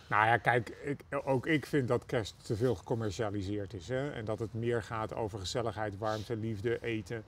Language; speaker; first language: Dutch; native; Dutch